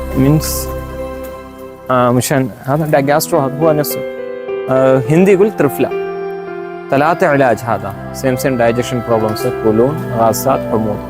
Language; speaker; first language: Arabic; non-native, learner; Malayalam